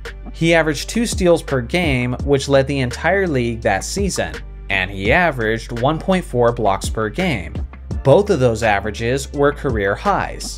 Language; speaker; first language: English; native; English